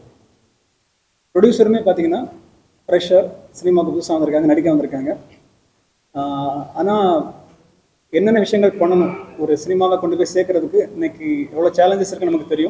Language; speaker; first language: Tamil; native; Tamil